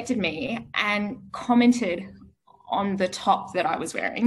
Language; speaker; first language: English; native; English